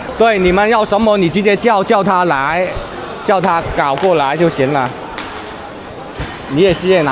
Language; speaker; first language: Chinese; non-native, fluent; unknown